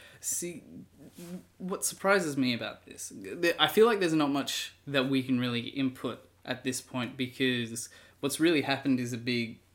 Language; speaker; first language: English; native; English